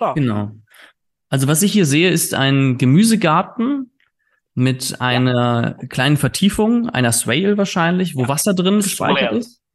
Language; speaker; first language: German; native; German